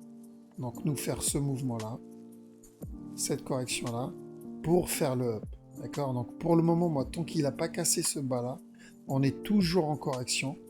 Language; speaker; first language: French; native; French